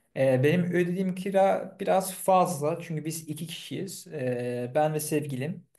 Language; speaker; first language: Turkish; early bilingual, heritage; Turkish